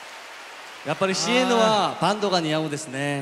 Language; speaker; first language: Japanese; non-native, fluent; Korean